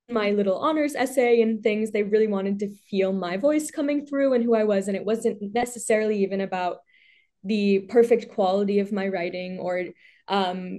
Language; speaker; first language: English; native; English